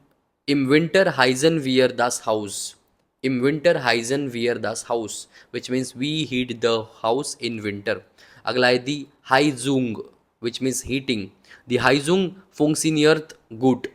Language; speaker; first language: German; non-native, learner; Hindi